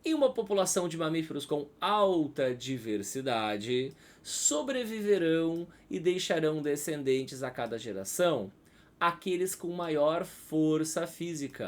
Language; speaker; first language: Portuguese; native; Portuguese